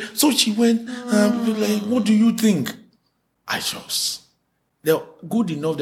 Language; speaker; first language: English; non-native, local second language; Yoruba